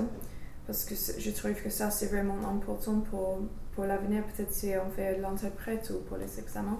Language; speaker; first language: French; non-native, learner; English